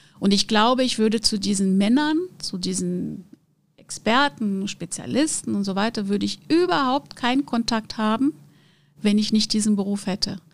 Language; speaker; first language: German; non-native, fluent; Portuguese